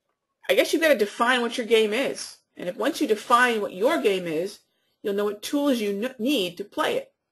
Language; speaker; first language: English; native; English